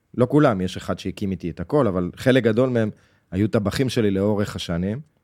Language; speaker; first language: Hebrew; native; Hebrew